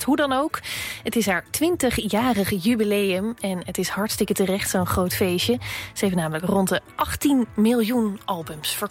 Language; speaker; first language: Dutch; native; Dutch